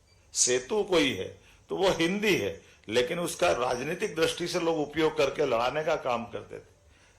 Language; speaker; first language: Hindi; native; Hindi